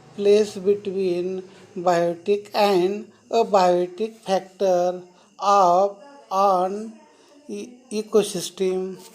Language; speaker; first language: English; non-native, local second language; Marathi